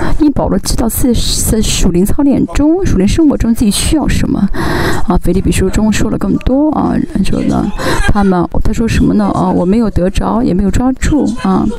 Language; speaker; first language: Chinese; non-native, fluent; Korean